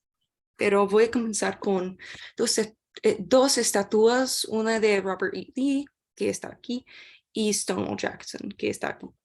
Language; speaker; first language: Spanish; non-native, learner; English